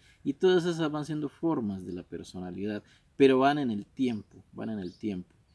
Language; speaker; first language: Spanish; native; Spanish